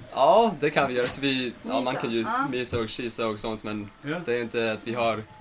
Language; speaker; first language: Swedish; non-native, fluent; English